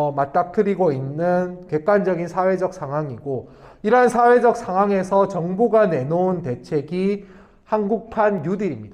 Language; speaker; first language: Korean; native; Korean